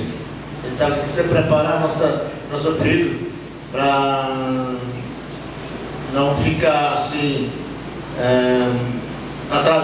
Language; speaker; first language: Portuguese; non-native, local second language; Yanomámi